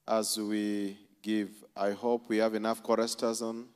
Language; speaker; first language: English; non-native, local second language; Swahili